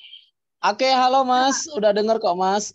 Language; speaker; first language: Indonesian; native; Indonesian